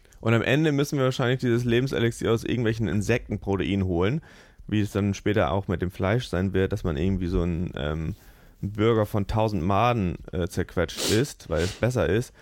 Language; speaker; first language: German; native; German